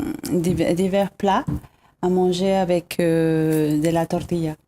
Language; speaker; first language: French; non-native, fluent; Spanish